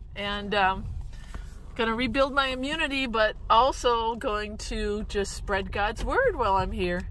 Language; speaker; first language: English; native; English